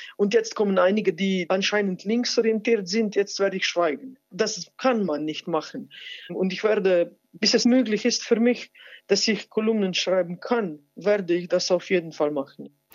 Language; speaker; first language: German; non-native, fluent; Slovenian